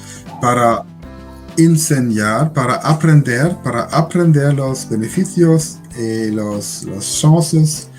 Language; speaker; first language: Spanish; non-native, learner; German